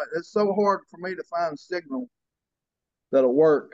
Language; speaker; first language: English; native; English